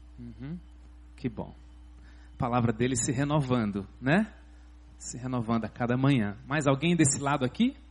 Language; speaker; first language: Portuguese; native; Portuguese